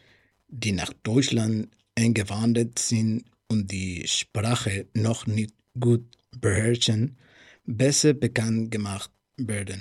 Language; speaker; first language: German; non-native, fluent; Spanish